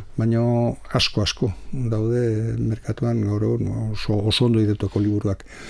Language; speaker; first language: Basque; non-native, local second language; Spanish